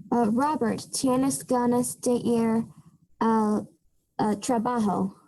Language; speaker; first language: Spanish; non-native, learner; English